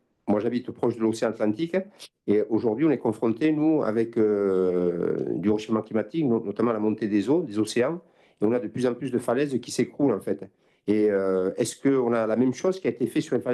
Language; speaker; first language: French; native; French